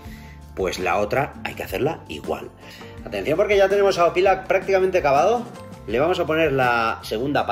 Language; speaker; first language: Spanish; native; Spanish